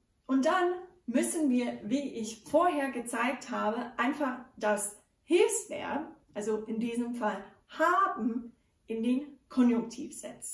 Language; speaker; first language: German; non-native, fluent; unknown